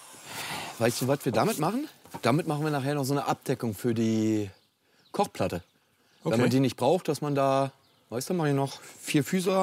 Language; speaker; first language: German; native; German